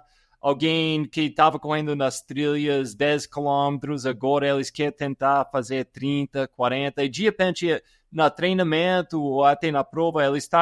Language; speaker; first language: Portuguese; non-native, fluent; English